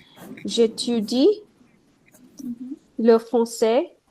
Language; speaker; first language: French; non-native, fluent; Hindi